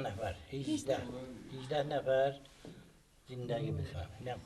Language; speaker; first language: Persian; non-native, local second language; Azerbaijani